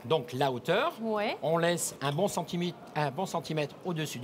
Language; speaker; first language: French; native; French